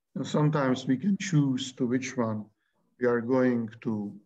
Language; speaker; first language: English; non-native, fluent; Czech